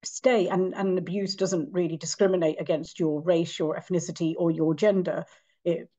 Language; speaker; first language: English; native; English